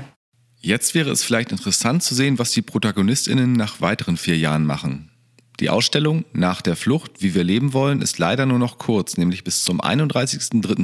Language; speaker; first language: German; native; German